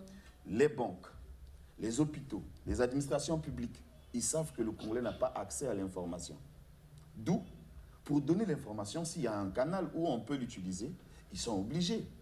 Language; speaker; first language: French; non-native, local second language; Lingala